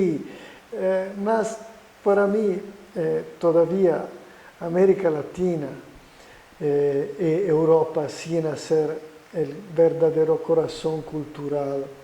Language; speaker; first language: Spanish; non-native, fluent; Italian